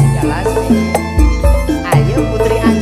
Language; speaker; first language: Indonesian; native; Indonesian